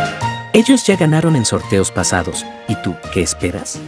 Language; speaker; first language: Spanish; native; Spanish